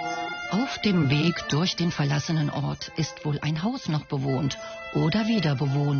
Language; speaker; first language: German; native; German